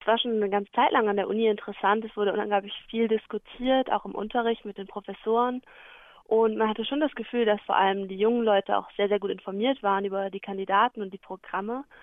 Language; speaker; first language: German; native; German